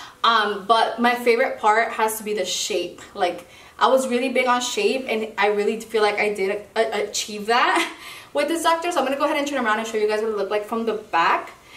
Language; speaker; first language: English; early bilingual, other home language; Spanish